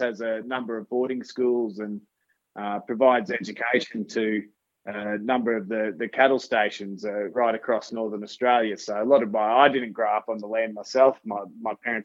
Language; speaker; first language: English; native; English